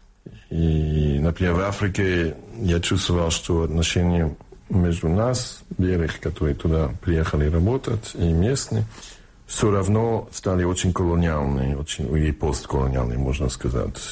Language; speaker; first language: Russian; non-native, fluent; English